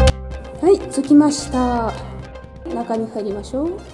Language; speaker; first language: Japanese; non-native, fluent; Russian